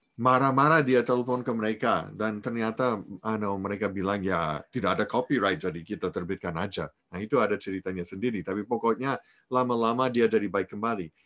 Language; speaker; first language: Indonesian; non-native, fluent; English